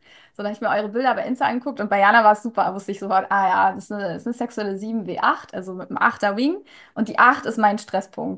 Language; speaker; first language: German; native; German